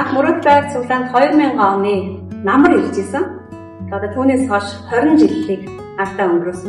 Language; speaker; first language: Mongolian; native; Mongolian